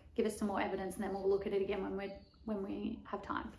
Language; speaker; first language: English; native; English